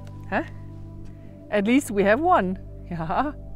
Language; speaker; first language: English; non-native, fluent; German